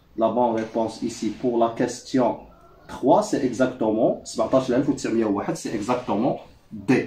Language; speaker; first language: French; non-native, local second language; Arabic